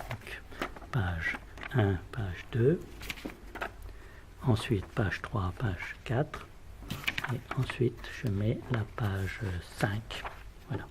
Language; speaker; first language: French; native; French